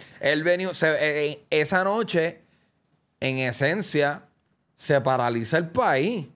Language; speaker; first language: Spanish; native; Spanish